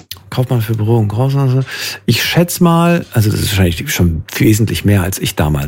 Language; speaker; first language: German; native; German